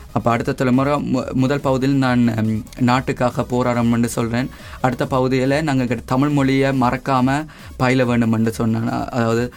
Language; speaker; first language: Tamil; early bilingual, heritage; Tamil